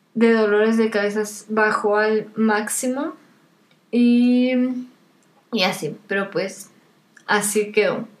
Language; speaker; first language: Spanish; native; Spanish